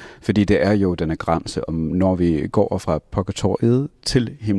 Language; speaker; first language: Danish; non-native, fluent; English